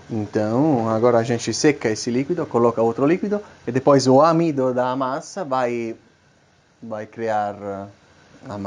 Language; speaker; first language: Portuguese; non-native, fluent; Italian